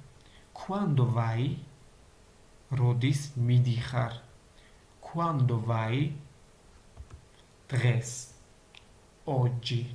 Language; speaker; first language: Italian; non-native, learner; Georgian